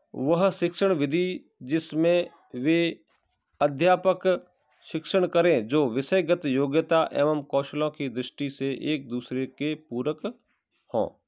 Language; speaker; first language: Hindi; native; Hindi